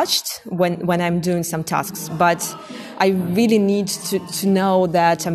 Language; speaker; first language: English; non-native, fluent; Russian